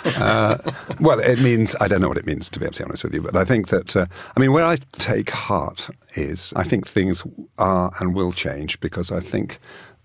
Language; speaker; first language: English; native; English